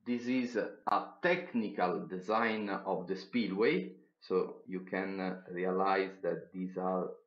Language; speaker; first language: English; non-native, fluent; Italian